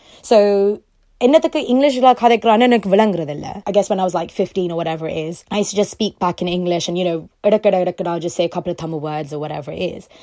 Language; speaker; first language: Tamil; early bilingual, heritage; Tamil